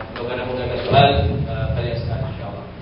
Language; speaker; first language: Arabic; non-native, fluent; Malay